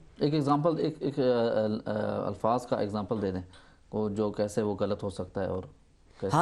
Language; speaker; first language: Urdu; early bilingual, heritage; Urdu